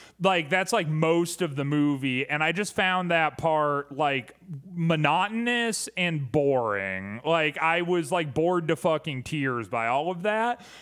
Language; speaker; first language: English; native; English